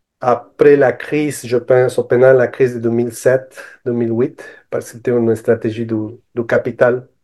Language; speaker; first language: French; non-native, fluent; Spanish